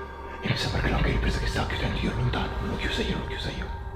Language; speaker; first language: Italian; native; Italian